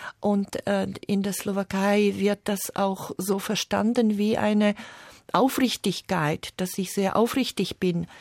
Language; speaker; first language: German; non-native, fluent; Slovak